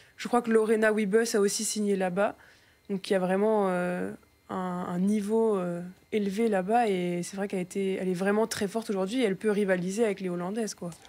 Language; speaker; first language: French; native; French